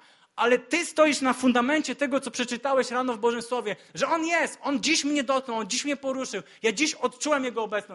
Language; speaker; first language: Polish; native; Polish